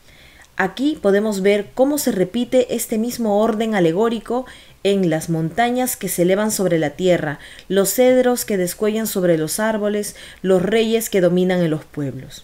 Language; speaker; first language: Spanish; native; Spanish